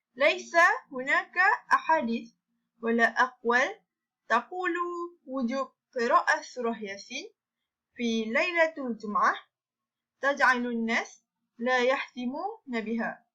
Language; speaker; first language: Arabic; non-native, learner; Malay